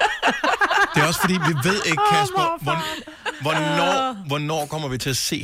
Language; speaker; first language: Danish; native; Danish